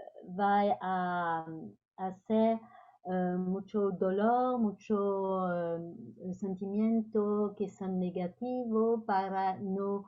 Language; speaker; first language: Spanish; non-native, learner; French